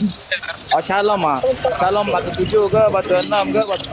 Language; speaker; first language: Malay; non-native, learner; Rohingya